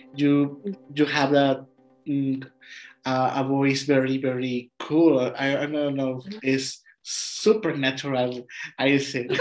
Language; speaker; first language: English; non-native, learner; Spanish